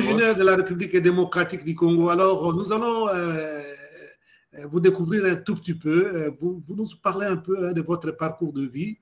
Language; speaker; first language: French; non-native, local second language; Lingala